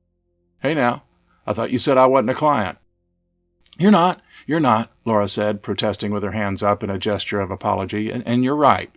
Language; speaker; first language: English; native; English